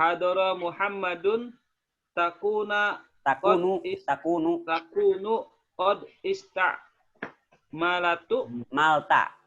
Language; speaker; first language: Arabic; non-native, fluent; Indonesian